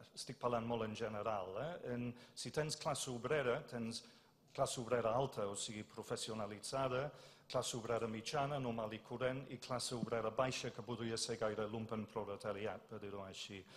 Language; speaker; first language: Catalan; non-native, fluent; English